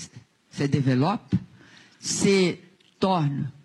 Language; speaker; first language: French; non-native, learner; Portuguese